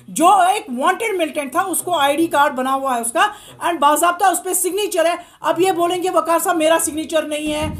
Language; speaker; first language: Hindi; non-native, local second language; Kashmiri